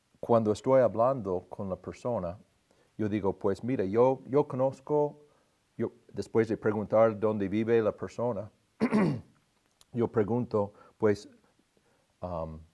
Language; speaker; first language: Spanish; non-native, fluent; English